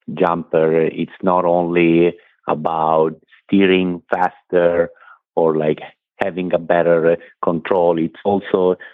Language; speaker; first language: English; non-native, fluent; Italian